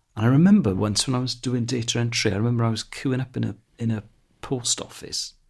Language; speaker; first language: English; non-native, local second language; Welsh